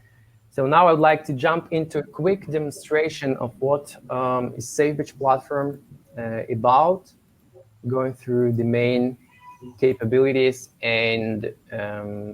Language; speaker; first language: English; non-native, fluent; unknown